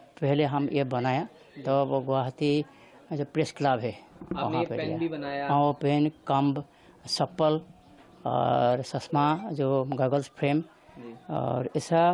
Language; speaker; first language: Hindi; non-native, local second language; Assamese